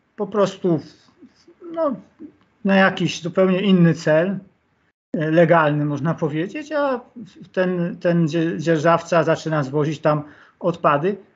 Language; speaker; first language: Polish; native; Polish